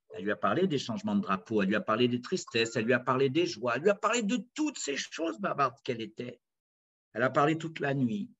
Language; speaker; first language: French; native; French